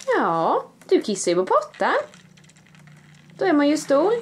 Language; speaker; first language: Swedish; native; Swedish